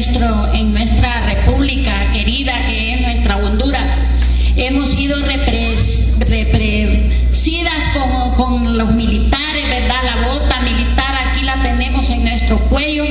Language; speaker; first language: Spanish; native; Spanish